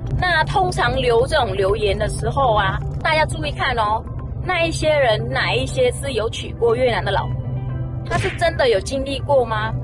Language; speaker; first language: Chinese; non-native, fluent; Vietnamese